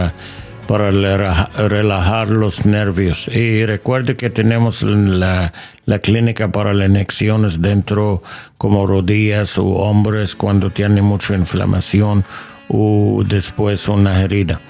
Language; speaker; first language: Spanish; non-native, learner; English